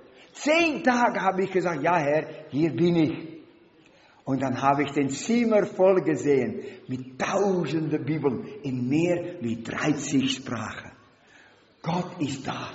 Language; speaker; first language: German; non-native, learner; Dutch